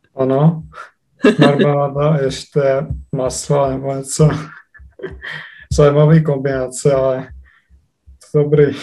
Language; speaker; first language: Czech; non-native, fluent; Estonian